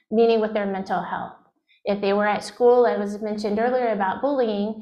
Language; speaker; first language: English; native; English